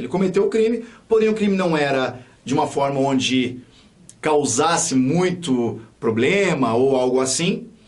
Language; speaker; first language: Portuguese; native; Portuguese